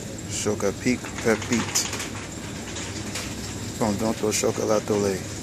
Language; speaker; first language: French; non-native, learner; English